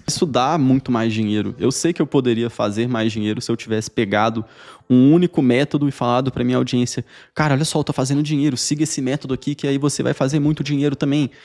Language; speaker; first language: Portuguese; native; Portuguese